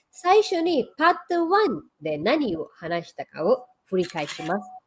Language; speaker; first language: Japanese; non-native, fluent; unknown